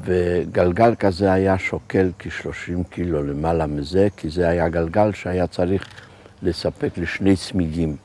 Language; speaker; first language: Hebrew; non-native, fluent; Polish